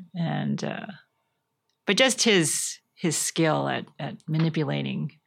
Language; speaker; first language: English; native; English